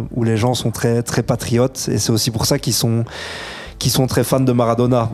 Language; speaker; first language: French; early bilingual, other home language; Italian